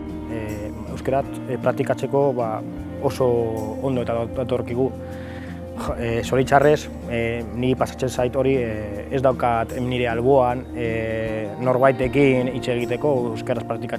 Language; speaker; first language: Basque; non-native, learner; Spanish